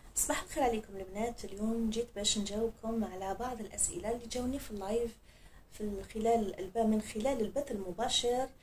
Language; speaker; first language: Arabic; early bilingual, heritage; Arabic